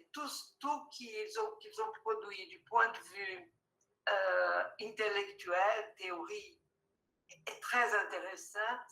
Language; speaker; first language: French; non-native, fluent; Portuguese